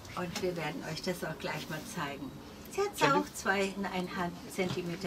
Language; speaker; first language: German; native; German